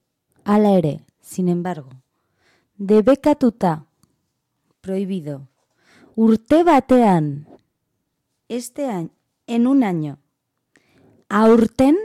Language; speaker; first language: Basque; non-native, learner; Spanish